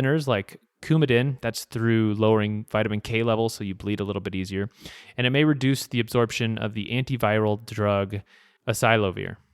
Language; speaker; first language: English; native; English